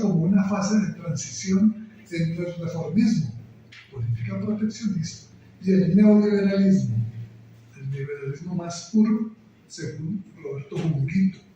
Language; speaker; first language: Spanish; native; Spanish